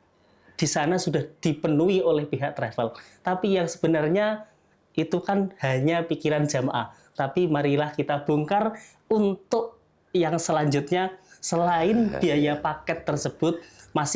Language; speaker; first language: Indonesian; native; Indonesian